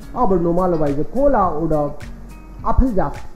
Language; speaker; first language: German; non-native, fluent; Hindi